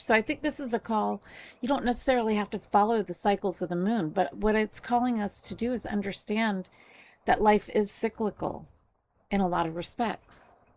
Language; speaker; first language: English; native; English